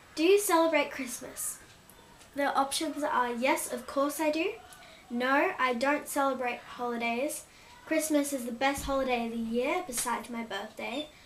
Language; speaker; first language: English; native; English